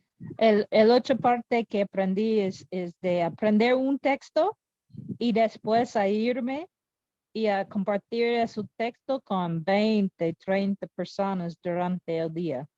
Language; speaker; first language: Spanish; non-native, learner; English